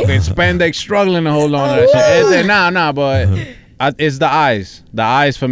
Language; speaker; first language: English; early bilingual, other home language; Spanish